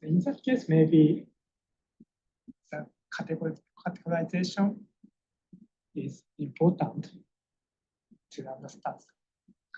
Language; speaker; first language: English; non-native, fluent; Japanese